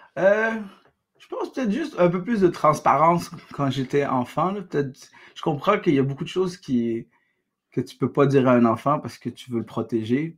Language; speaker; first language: French; early bilingual, other home language; Arabic